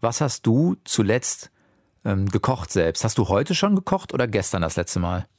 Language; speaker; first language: German; native; German